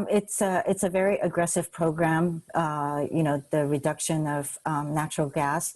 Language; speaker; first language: English; non-native, local second language; Cantonese